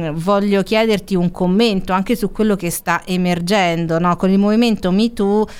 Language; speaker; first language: Italian; native; Italian